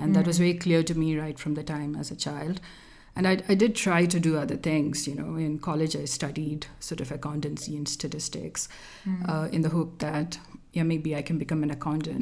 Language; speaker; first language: English; non-native, local second language; Malayalam